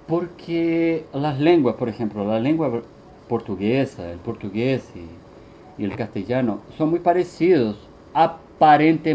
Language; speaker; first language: Spanish; early bilingual, heritage; Spanish